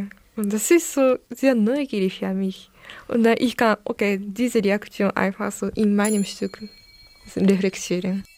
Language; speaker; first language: German; non-native, learner; Japanese